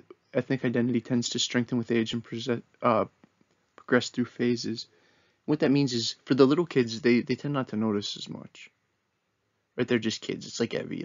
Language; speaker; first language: English; native; English